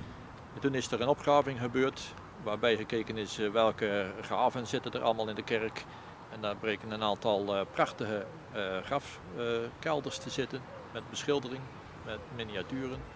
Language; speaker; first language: Dutch; native; Dutch